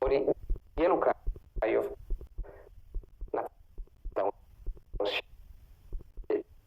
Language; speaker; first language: Polish; non-native, fluent; Italian